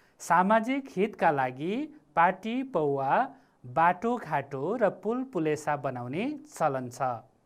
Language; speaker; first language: Nepali; native; Nepali